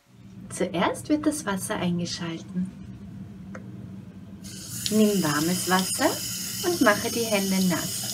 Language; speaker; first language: German; native; German